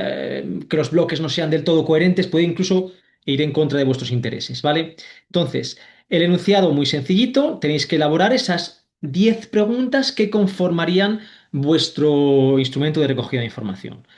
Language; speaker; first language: Spanish; native; Spanish